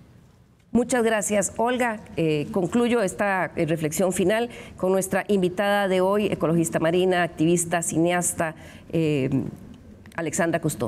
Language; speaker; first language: Spanish; native; Spanish